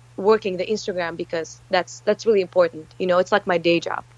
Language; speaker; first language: English; early bilingual, other home language; Russian